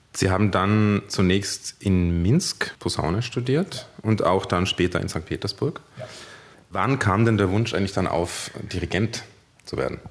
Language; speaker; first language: German; native; German